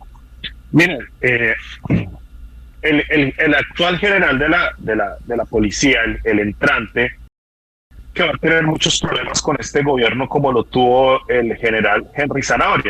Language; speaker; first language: Spanish; native; Spanish